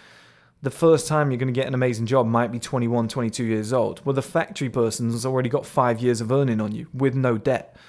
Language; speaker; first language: English; native; English